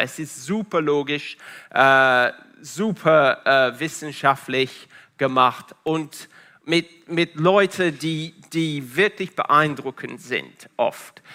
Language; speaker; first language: German; non-native, fluent; Italian